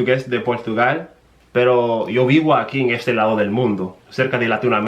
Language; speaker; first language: Spanish; non-native, fluent; English